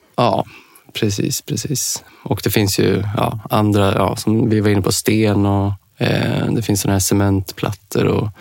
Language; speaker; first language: Swedish; native; Swedish